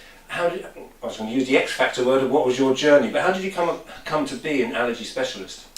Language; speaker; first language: English; native; English